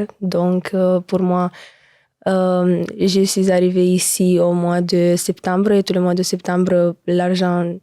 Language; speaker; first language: French; non-native, learner; Romanian